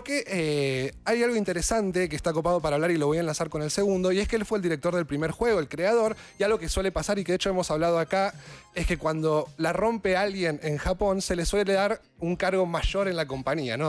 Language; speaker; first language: Spanish; native; Spanish